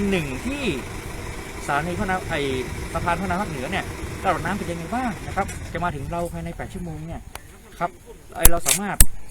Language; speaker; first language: Thai; native; Thai